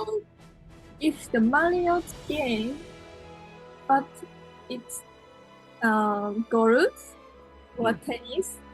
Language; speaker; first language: English; non-native, learner; Japanese